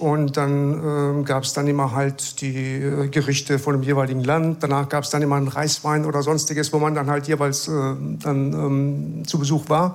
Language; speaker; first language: German; early bilingual, other home language; Persian